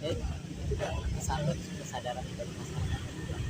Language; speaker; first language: Malay; native; Malay